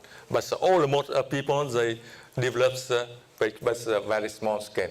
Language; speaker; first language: English; non-native, fluent; Vietnamese